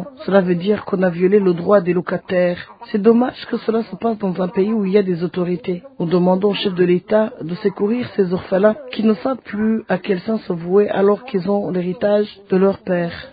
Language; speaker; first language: French; non-native, local second language; Rundi